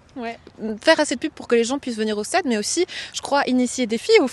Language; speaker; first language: French; native; French